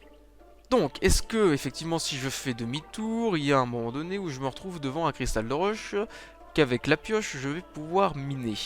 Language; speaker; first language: French; native; French